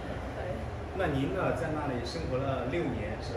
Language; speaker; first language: Chinese; native; Chinese